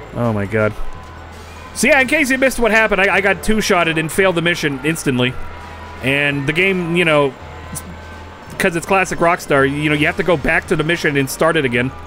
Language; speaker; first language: English; native; English